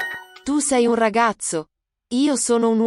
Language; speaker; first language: Italian; non-native, learner; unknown